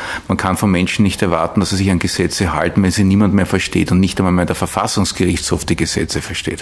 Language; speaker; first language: German; native; German